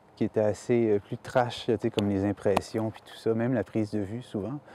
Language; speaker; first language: French; native; French